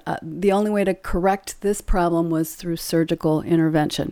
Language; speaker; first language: English; native; English